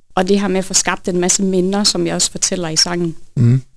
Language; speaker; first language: Danish; native; Danish